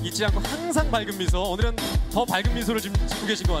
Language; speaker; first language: Korean; native; Korean